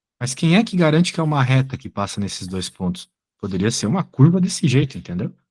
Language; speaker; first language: Portuguese; native; Portuguese